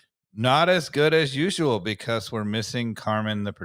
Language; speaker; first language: English; native; English